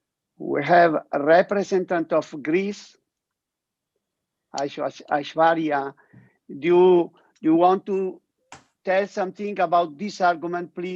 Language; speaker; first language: English; non-native, learner; Italian